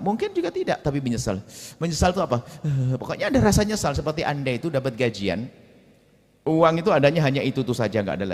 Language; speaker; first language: Indonesian; native; Indonesian